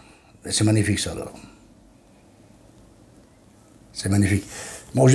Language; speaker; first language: French; non-native, learner; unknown